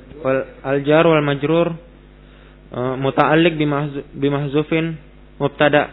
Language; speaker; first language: Arabic; non-native, learner; Indonesian